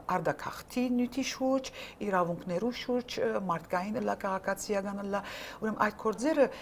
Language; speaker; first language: Armenian; early bilingual, heritage; Armenian